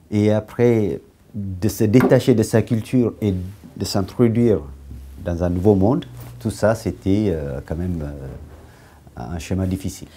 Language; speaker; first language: French; non-native, fluent; Amharic